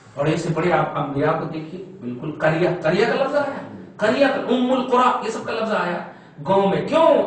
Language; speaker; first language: Urdu; native; Urdu